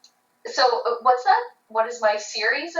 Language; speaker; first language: English; native; English